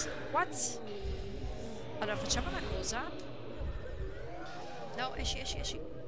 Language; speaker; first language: Italian; early bilingual, other home language; English